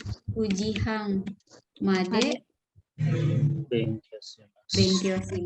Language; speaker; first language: Japanese; non-native, fluent; Indonesian